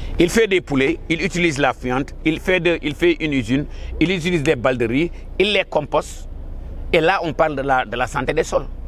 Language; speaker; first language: French; non-native, local second language; Wolof